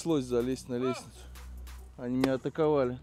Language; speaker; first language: Russian; native; Russian